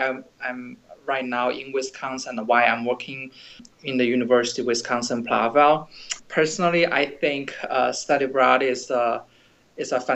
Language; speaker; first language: English; non-native, fluent; Chinese